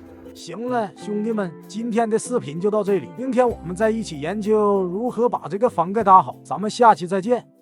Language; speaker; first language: Chinese; native; Chinese